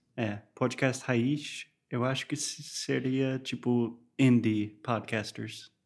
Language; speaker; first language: Portuguese; non-native, fluent; English